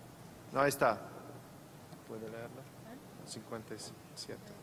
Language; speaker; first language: Spanish; non-native, fluent; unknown